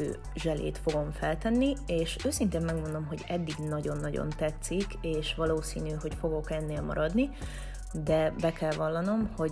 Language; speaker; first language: Hungarian; native; Hungarian